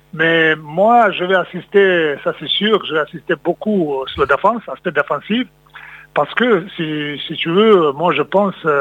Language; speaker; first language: French; non-native, fluent; Serbian